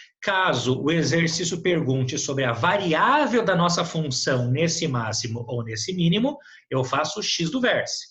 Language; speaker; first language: Portuguese; native; Portuguese